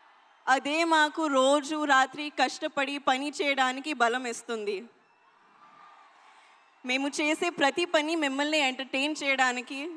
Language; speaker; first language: Telugu; non-native, learner; Hindi